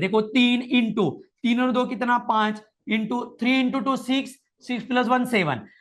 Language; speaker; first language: Hindi; non-native, local second language; Marathi